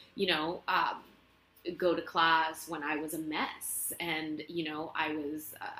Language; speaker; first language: English; non-native, fluent; Spanish